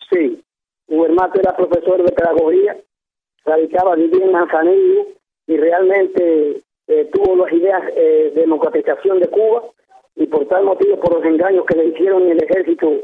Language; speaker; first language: Spanish; native; Spanish